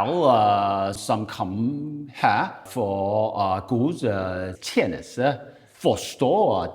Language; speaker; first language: Danish; non-native, learner; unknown